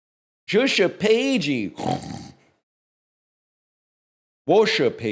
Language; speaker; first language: Chinese; non-native, learner; English